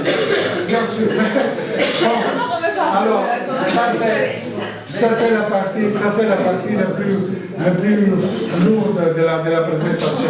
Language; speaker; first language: French; non-native, learner; Italian